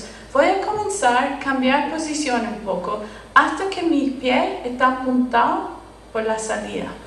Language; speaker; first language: Spanish; non-native, fluent; English